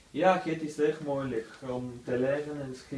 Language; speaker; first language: Dutch; non-native, learner; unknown